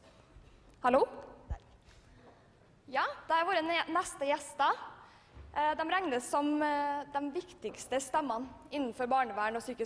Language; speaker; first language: Norwegian; native; Norwegian